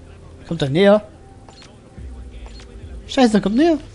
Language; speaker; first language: German; native; German